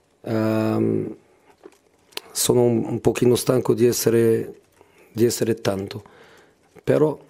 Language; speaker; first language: Italian; non-native, fluent; Portuguese